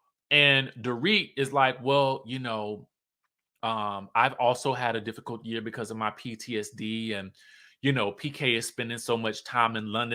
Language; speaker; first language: English; native; English